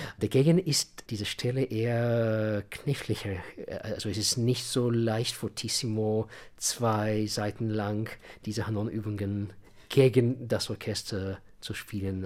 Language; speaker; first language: German; non-native, fluent; Russian